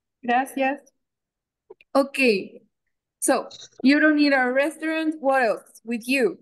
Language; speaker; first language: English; non-native, fluent; Spanish